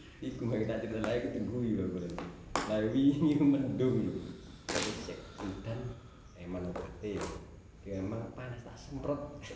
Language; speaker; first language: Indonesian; non-native, local second language; Javanese